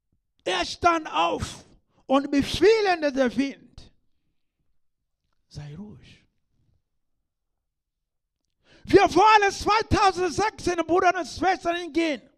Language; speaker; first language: German; non-native, learner; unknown